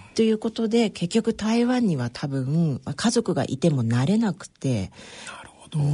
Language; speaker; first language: Japanese; early bilingual, other home language; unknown